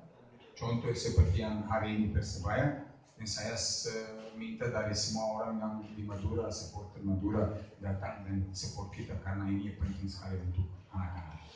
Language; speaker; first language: Indonesian; non-native, fluent; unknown